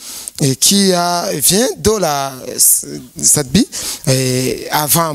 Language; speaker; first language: French; non-native, learner; Rundi